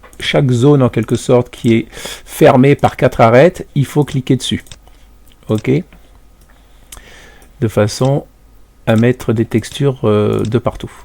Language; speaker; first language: French; native; French